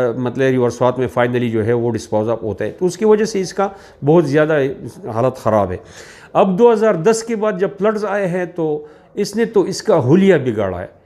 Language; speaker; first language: Urdu; non-native, local second language; Pashto